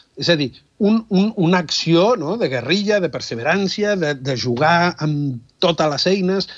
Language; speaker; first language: Catalan; non-native, fluent; Spanish